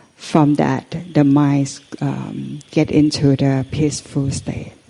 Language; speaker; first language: English; non-native, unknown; Thai